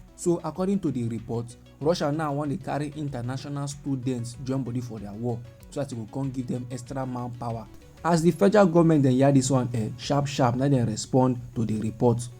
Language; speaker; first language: Nigerian Pidgin; native; Nigerian Pidgin